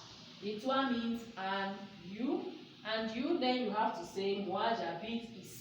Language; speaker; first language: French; non-native, fluent; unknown